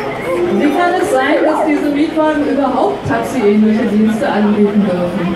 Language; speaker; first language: German; native; German